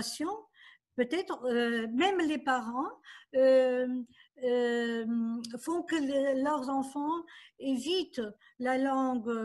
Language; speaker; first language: French; non-native, fluent; Portuguese